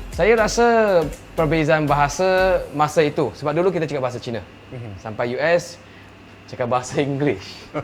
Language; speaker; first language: Malay; non-native, local second language; Chinese